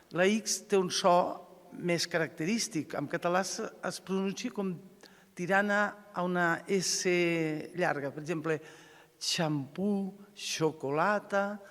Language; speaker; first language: Catalan; native; Catalan